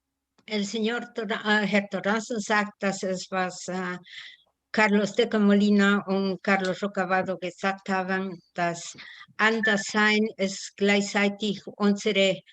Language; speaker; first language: German; non-native, fluent; Spanish